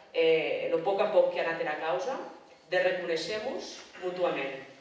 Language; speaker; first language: Catalan; non-native, local second language; Occitan